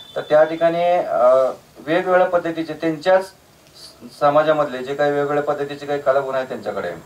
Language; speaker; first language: Marathi; native; Marathi